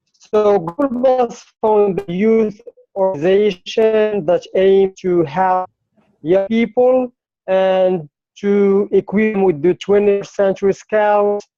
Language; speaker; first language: English; non-native, fluent; Arabic